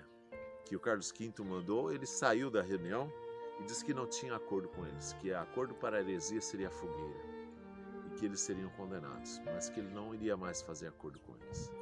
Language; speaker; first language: Portuguese; native; Portuguese